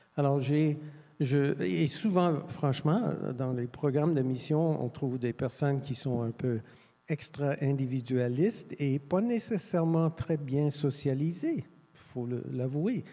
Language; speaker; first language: French; non-native, fluent; English